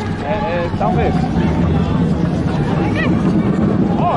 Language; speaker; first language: Portuguese; non-native, learner; English